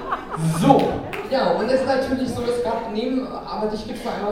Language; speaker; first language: German; native; German